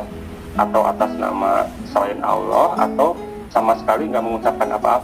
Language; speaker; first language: Indonesian; native; Indonesian